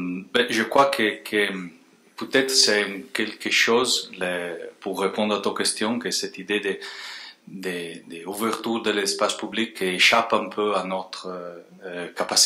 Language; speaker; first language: French; non-native, fluent; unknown